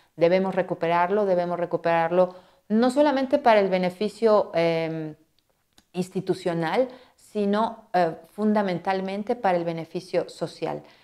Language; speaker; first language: Spanish; native; Spanish